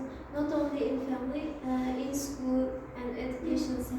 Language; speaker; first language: English; non-native, fluent; Uzbek